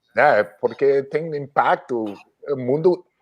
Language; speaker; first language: Portuguese; non-native, learner; English